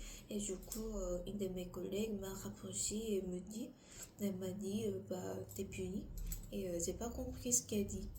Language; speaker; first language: French; non-native, learner; Korean